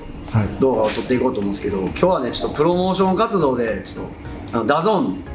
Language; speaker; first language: Japanese; native; Japanese